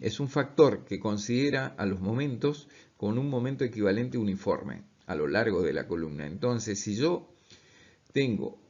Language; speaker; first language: Spanish; native; Spanish